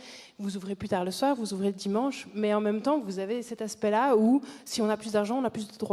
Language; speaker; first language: French; native; French